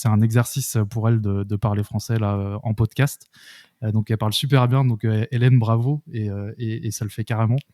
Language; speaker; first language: French; native; French